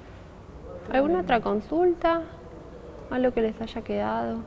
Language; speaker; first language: Spanish; native; Spanish